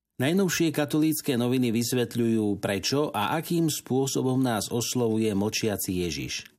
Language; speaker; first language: Slovak; native; Slovak